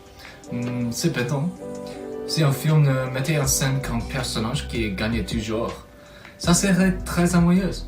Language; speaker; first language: French; non-native, fluent; English